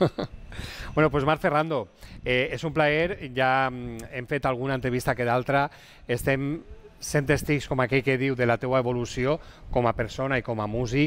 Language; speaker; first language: Catalan; native; Catalan